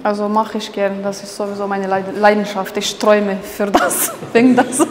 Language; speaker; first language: German; non-native, fluent; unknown